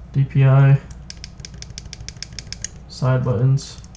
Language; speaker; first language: English; native; English